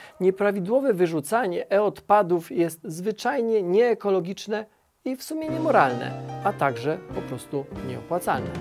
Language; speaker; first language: Polish; native; Polish